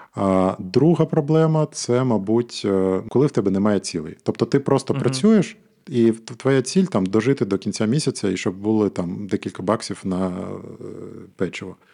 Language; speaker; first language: Ukrainian; non-native, local second language; Russian